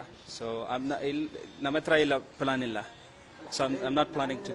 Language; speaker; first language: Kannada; non-native, learner; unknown